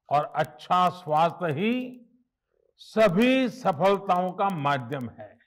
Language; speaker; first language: Hindi; non-native, local second language; Gujarati